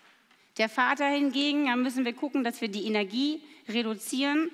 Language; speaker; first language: German; native; German